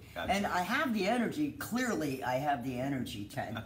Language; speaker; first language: English; native; English